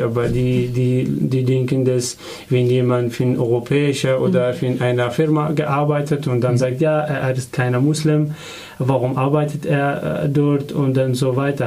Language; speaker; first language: German; non-native, learner; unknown